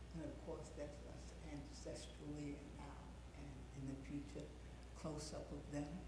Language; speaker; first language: English; native; English